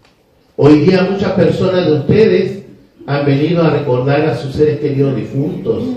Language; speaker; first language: Spanish; native; Spanish